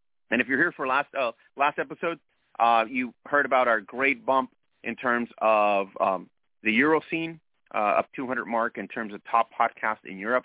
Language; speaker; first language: English; early bilingual, other home language; Spanish